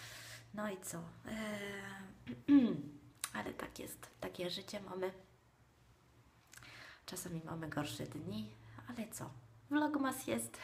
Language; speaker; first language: Polish; non-native, fluent; Italian